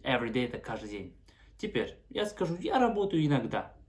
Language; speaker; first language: Russian; non-native, local second language; Kazakh